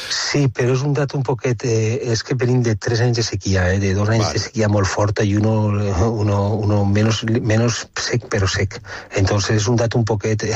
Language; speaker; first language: Catalan; native; Catalan